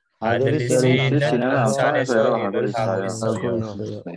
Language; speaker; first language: Korean; non-native, learner; Indonesian